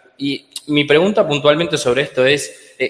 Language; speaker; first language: Spanish; native; Spanish